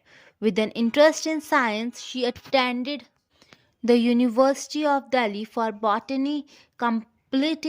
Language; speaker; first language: English; non-native, local second language; Hindi